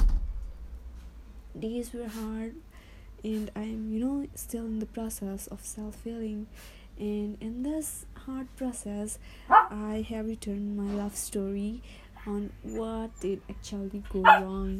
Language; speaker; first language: English; non-native, local second language; Nepali